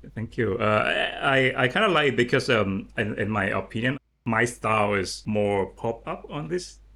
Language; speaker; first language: English; non-native, learner; Lao